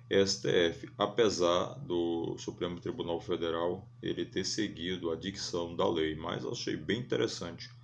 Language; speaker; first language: Portuguese; native; Portuguese